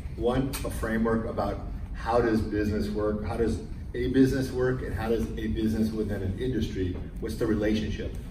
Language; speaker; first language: English; native; English